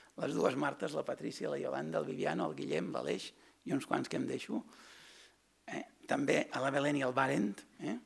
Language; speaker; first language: Catalan; native; Catalan